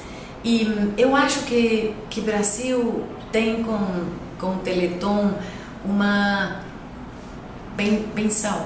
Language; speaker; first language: Portuguese; non-native, fluent; Spanish